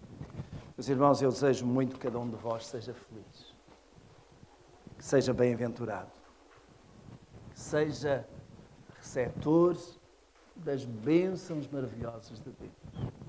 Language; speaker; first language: Portuguese; native; Portuguese